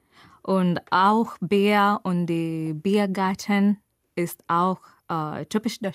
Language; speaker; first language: German; non-native, learner; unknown